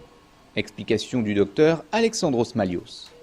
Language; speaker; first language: French; native; French